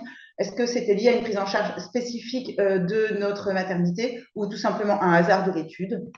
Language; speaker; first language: French; native; French